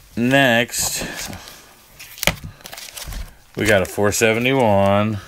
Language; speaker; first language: English; native; English